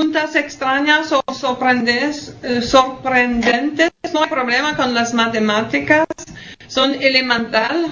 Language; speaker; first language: Spanish; non-native, fluent; French